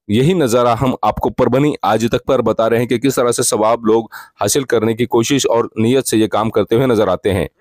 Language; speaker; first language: Urdu; native; Urdu